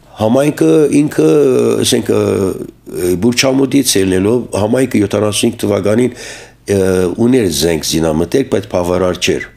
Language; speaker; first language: Armenian; early bilingual, heritage; Armenian